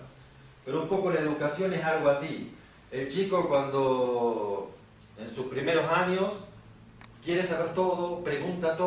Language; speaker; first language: Spanish; native; Spanish